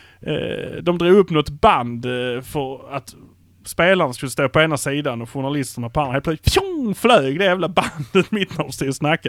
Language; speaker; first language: Swedish; native; Swedish